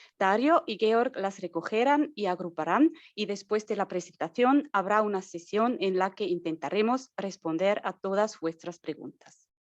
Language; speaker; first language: Spanish; non-native, learner; German